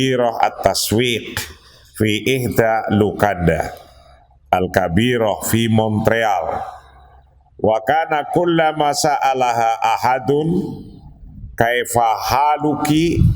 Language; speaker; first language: Arabic; non-native, fluent; Indonesian